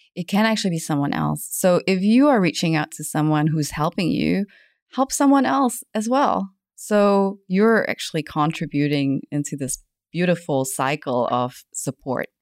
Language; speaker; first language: English; non-native, fluent; German